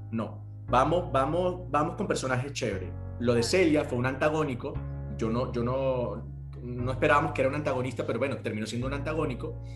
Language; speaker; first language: Spanish; native; Spanish